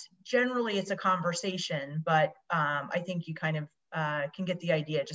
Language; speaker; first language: English; native; English